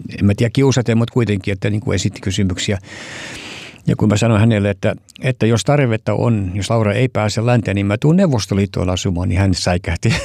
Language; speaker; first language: Finnish; early bilingual, heritage; Finnish